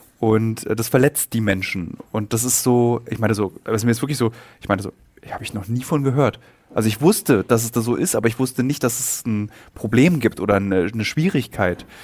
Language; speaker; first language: German; native; German